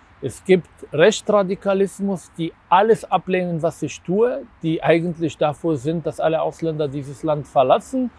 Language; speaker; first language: German; non-native, fluent; Arabic